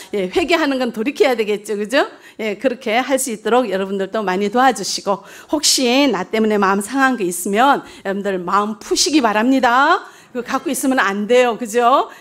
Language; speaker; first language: Korean; early bilingual, heritage; Korean